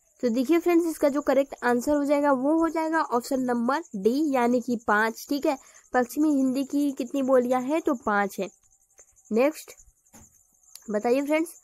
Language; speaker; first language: Hindi; native; Hindi